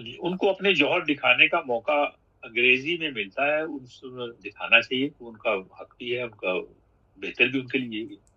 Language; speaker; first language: Urdu; native; Urdu